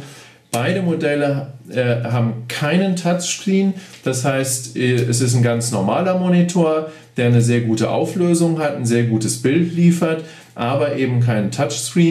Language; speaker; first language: German; native; German